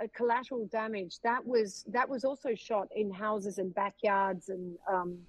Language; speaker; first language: English; native; English